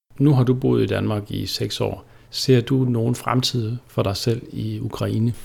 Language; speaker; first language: Danish; native; Danish